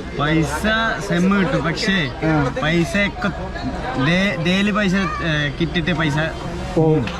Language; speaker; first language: Malayalam; non-native, learner; Bangla